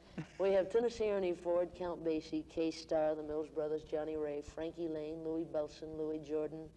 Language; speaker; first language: English; native; English